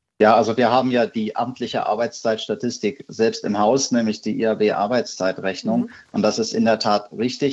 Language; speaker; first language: German; native; German